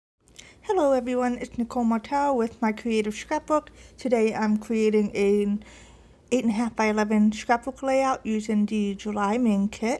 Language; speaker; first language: English; native; English